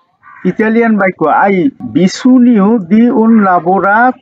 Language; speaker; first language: Italian; non-native, learner; Bangla